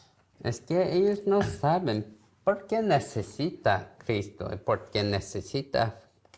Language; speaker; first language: Spanish; non-native, learner; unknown